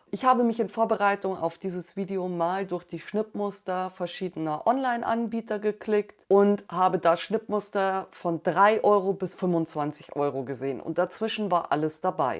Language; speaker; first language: German; native; German